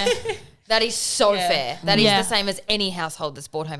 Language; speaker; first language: English; native; English